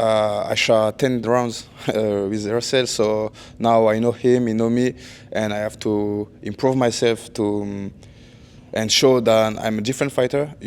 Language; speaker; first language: English; non-native, learner; French